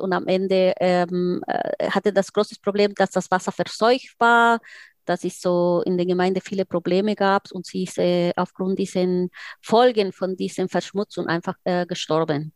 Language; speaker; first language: German; non-native, fluent; Spanish